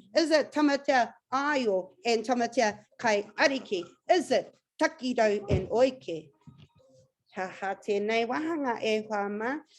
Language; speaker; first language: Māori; non-native, local second language; English